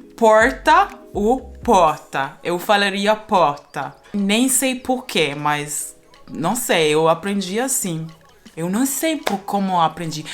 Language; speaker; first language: Portuguese; non-native, fluent; Spanish